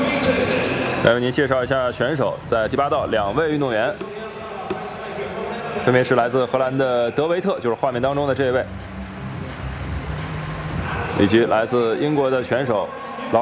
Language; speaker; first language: Chinese; native; Chinese